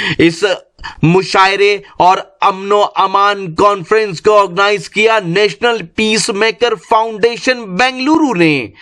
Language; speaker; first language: Urdu; native; Urdu